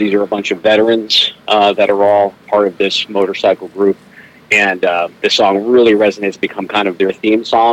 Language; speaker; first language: English; native; English